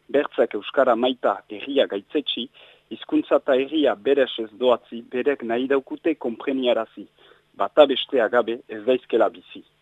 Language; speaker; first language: Basque; native; Basque